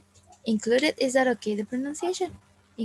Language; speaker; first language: English; non-native, learner; Spanish